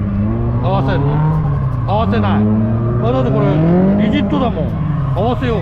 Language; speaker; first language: Japanese; native; Japanese